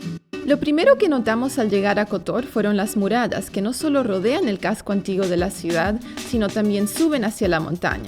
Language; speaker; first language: Spanish; native; Spanish